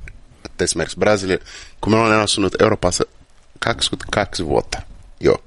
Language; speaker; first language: Finnish; non-native, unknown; Portuguese